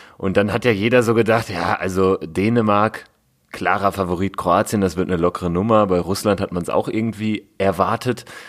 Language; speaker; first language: German; native; German